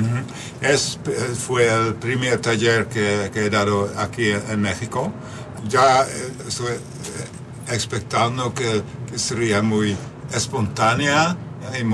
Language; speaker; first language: Spanish; non-native, fluent; Dutch